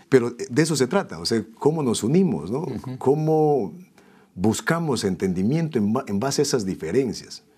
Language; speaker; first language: Spanish; native; Spanish